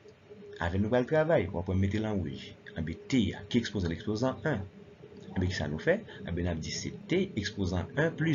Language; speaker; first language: French; non-native, local second language; Haitian Creole